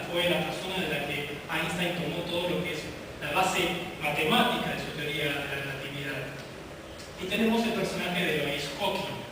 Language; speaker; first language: Spanish; native; Spanish